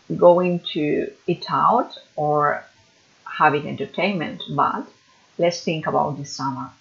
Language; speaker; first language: English; non-native, fluent; Catalan